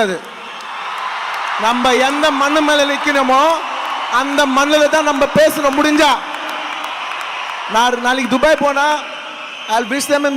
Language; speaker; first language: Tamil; non-native, local second language; Telugu